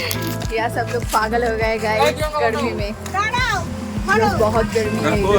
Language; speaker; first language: Hindi; non-native, local second language; Bangla